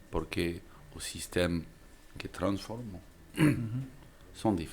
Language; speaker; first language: Portuguese; non-native, learner; French